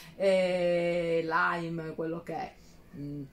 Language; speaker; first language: Italian; native; Italian